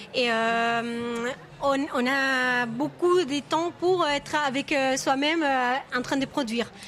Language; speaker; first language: French; non-native, fluent; Spanish